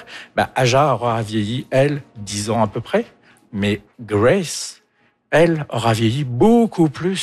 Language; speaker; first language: French; native; French